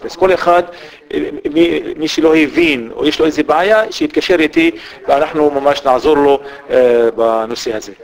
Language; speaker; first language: Hebrew; non-native, local second language; Arabic